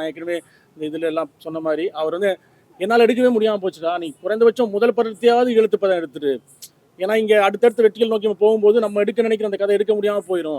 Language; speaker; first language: Tamil; native; Tamil